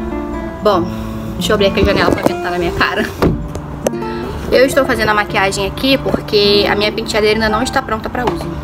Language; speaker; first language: Portuguese; native; Portuguese